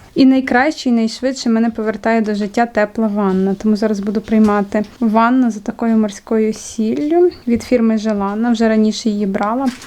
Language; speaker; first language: Ukrainian; non-native, local second language; Russian